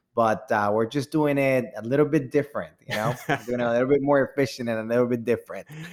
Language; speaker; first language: English; early bilingual, other home language; Spanish